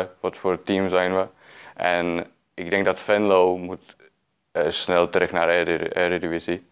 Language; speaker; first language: Dutch; non-native, fluent; Czech